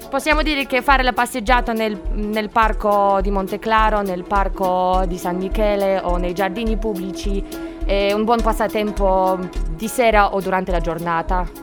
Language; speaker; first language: Italian; non-native, fluent; Russian